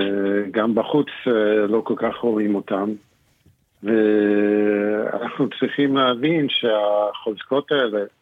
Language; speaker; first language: Hebrew; non-native, fluent; English